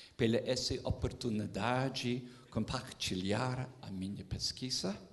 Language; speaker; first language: Portuguese; non-native, learner; English